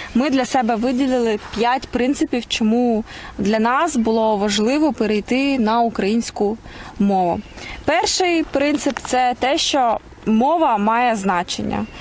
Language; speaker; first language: Ukrainian; non-native, local second language; Russian